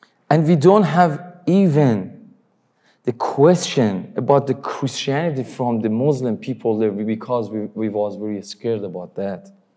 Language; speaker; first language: English; non-native, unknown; Persian